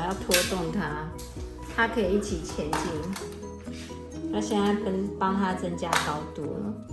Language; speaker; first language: Chinese; native; Chinese